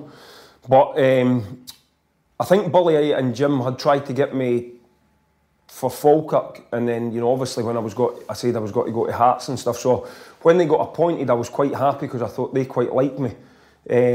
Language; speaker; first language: English; native; English